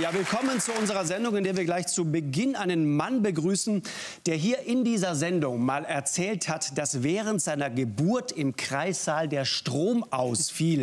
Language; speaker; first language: German; native; German